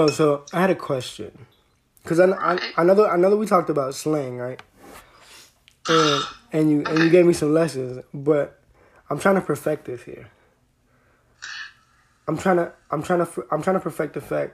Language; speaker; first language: English; early bilingual, other home language; Spanish